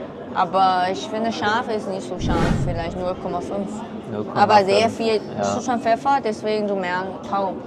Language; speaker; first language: German; non-native, learner; Chinese